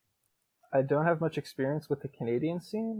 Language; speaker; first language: English; native; English